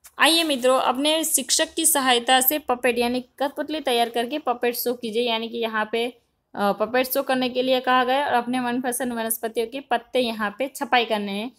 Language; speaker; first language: Hindi; non-native, local second language; Gujarati